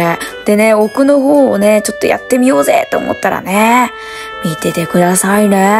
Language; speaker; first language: Japanese; native; Japanese